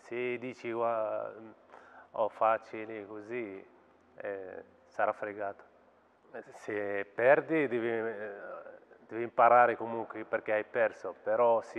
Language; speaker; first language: Italian; non-native, fluent; Arabic